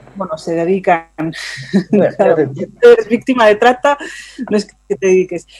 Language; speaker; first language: Spanish; native; Spanish